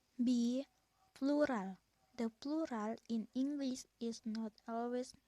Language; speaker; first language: English; non-native, learner; Indonesian